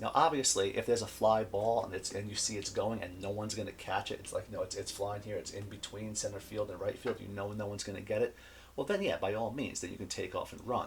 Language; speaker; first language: English; native; English